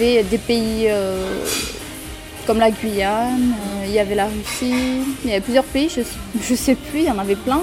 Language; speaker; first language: French; early bilingual, other home language; Romanian